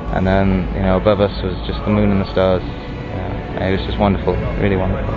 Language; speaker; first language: English; native; English